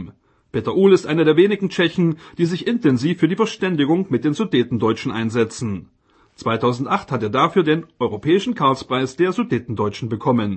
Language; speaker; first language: German; native; German